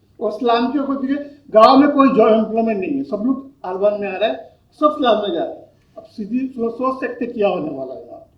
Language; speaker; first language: Hindi; non-native, local second language; Bangla